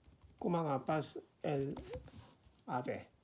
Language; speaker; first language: French; non-native, learner; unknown